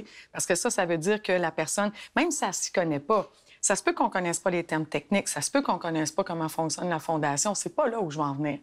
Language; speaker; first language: French; native; French